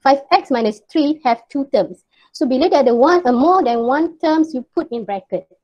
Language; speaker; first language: English; non-native, local second language; Malay